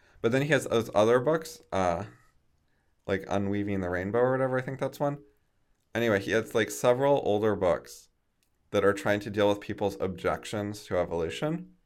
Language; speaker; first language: English; native; English